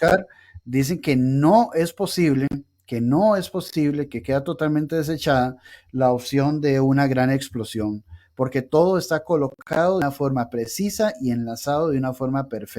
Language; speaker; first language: Spanish; native; Spanish